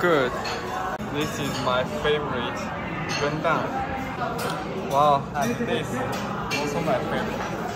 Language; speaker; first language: English; non-native, learner; Chinese